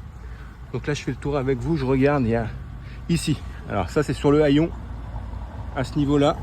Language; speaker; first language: French; native; French